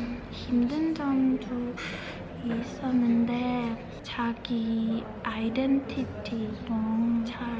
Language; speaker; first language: Korean; early bilingual, heritage; Czech